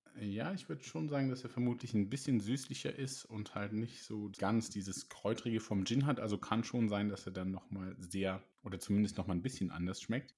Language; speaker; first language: German; native; German